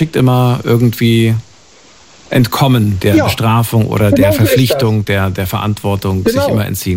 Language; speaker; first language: German; native; German